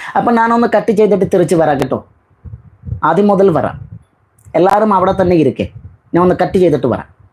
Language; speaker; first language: Malayalam; non-native, learner; Bangla